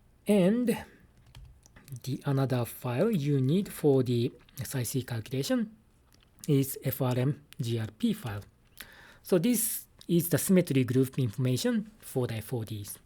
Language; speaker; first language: English; non-native, fluent; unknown